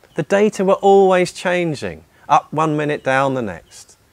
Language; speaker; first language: English; native; English